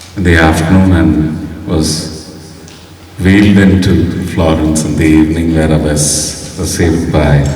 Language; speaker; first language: English; non-native, local second language; Malayalam